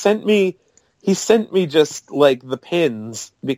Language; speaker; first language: English; native; English